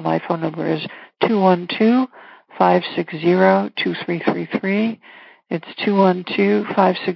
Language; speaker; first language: English; native; English